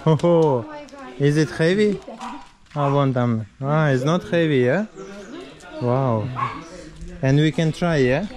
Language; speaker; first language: English; non-native, learner; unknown